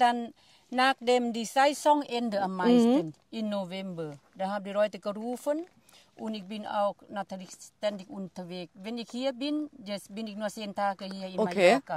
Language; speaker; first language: German; non-native, fluent; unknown